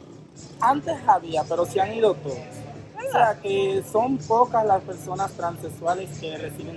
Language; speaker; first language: Spanish; native; Spanish